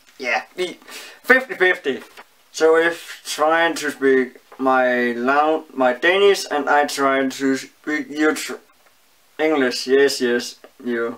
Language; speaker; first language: English; non-native, learner; Danish